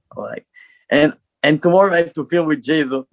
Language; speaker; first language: English; non-native, learner; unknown